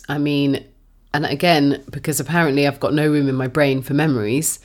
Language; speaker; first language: English; native; English